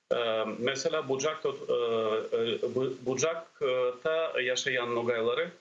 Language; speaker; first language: Turkish; non-native, fluent; Ukrainian